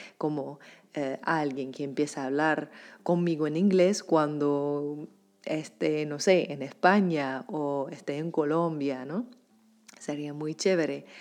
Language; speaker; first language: Spanish; non-native, fluent; English